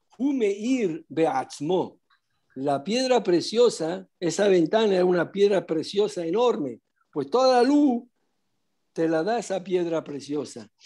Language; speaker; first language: Spanish; non-native, fluent; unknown